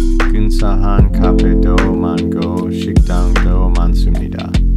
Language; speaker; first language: Korean; non-native, learner; English